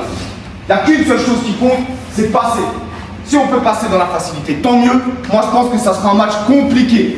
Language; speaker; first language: French; native; French